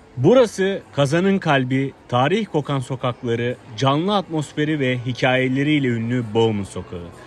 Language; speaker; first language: Turkish; native; Turkish